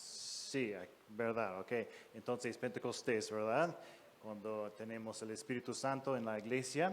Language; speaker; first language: Spanish; non-native, fluent; English